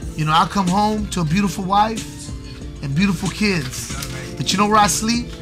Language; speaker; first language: English; native; English